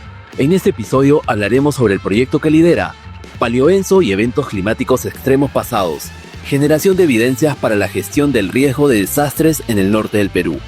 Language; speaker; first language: Spanish; native; Spanish